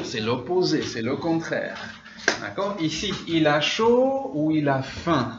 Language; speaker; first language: French; non-native, fluent; English